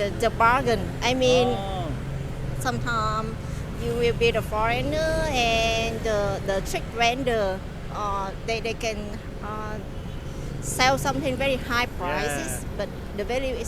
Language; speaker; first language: English; non-native, local second language; Vietnamese